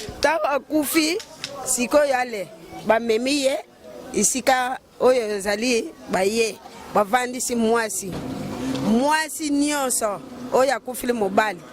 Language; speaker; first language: Lingala; non-native, local second language; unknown